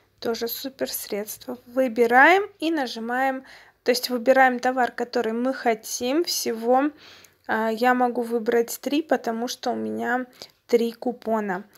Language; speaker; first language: Russian; non-native, local second language; Armenian